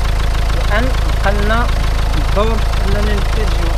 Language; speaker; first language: Arabic; native; Arabic